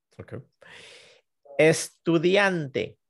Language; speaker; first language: Spanish; non-native, fluent; English